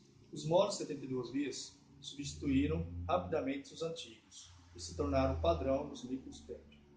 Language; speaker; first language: Portuguese; native; Portuguese